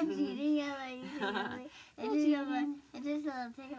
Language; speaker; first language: English; native; English